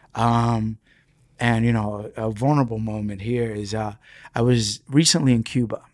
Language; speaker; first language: English; early bilingual, other home language; Spanish